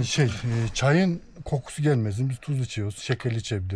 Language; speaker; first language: Turkish; non-native, local second language; Kyrgyz